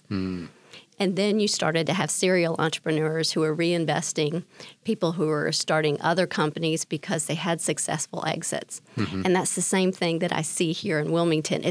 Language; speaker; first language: English; native; English